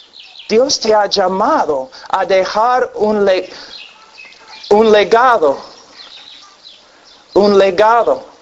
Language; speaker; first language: Spanish; non-native, fluent; English